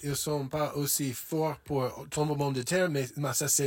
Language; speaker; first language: French; non-native, fluent; English